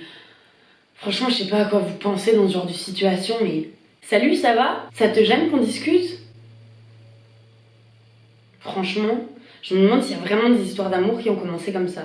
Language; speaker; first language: French; native; French